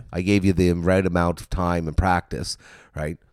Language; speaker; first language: English; native; English